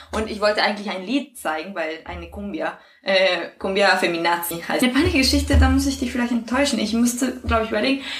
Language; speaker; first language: German; non-native, fluent; Spanish